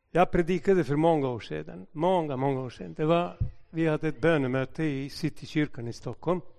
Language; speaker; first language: Swedish; non-native, fluent; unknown